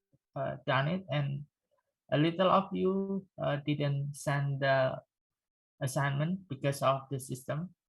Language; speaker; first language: English; non-native, fluent; Indonesian